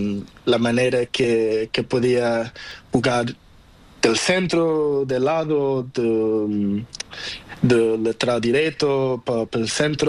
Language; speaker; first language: Spanish; non-native, learner; Portuguese